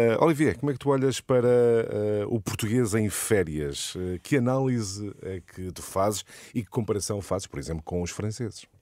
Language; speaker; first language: Portuguese; native; Portuguese